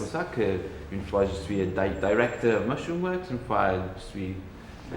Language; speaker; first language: French; non-native, learner; English